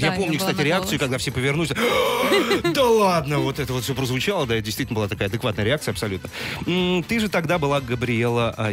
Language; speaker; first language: Russian; native; Russian